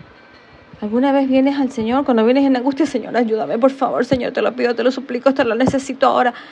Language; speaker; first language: Spanish; native; Spanish